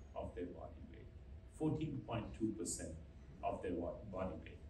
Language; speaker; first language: English; non-native, local second language; Hindi